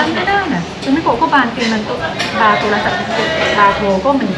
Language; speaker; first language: Thai; non-native, fluent; Japanese